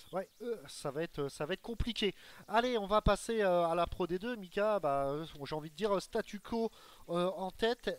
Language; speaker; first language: French; native; French